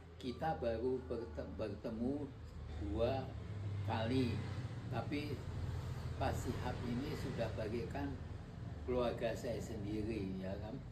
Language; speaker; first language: Indonesian; non-native, local second language; Dutch